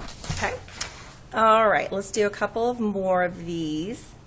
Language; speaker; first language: English; native; English